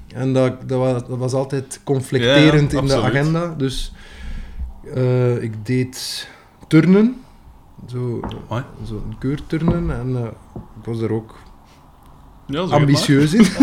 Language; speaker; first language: Dutch; native; Dutch